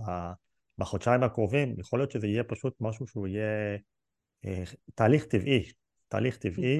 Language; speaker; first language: Hebrew; native; Hebrew